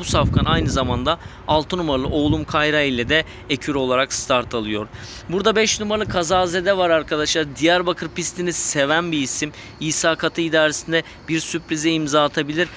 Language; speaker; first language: Turkish; native; Turkish